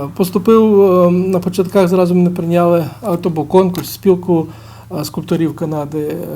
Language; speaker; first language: Ukrainian; native; Ukrainian